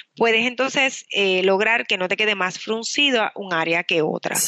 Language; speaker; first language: Spanish; native; Spanish